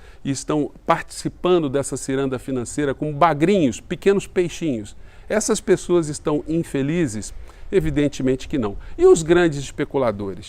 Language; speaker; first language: Portuguese; native; Portuguese